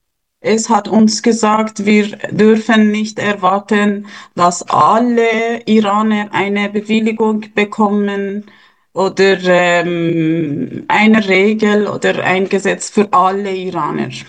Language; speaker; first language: German; non-native, fluent; Persian